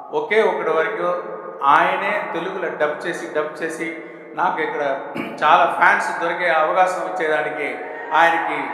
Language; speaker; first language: Telugu; non-native, learner; Tamil